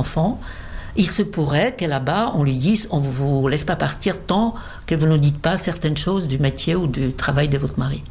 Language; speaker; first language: French; non-native, fluent; Czech